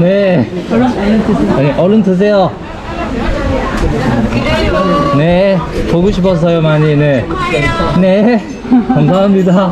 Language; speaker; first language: Korean; non-native, fluent; Chinese